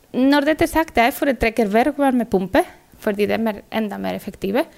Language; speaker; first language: Norwegian; non-native, fluent; Spanish